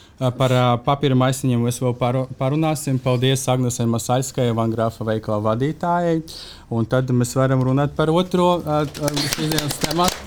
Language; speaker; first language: Latvian; non-native, local second language; Russian